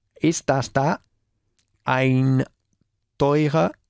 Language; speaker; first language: German; non-native, learner; Spanish